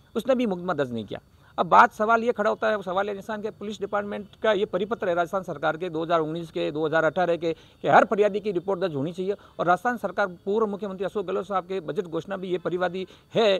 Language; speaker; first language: Hindi; native; Hindi